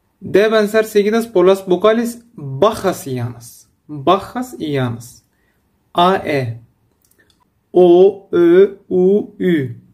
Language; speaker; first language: Spanish; non-native, fluent; Turkish